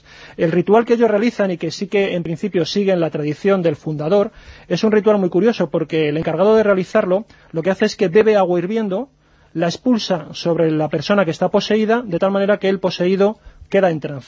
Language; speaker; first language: Spanish; native; Spanish